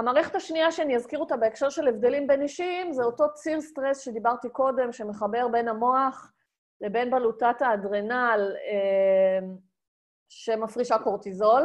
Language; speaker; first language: Hebrew; native; Hebrew